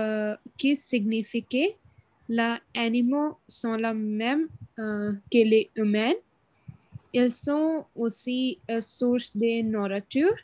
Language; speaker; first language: French; non-native, learner; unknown